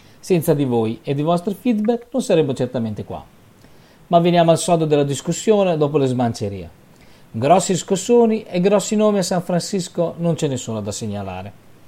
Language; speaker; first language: Italian; native; Italian